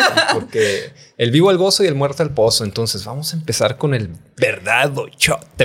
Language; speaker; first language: Spanish; native; Spanish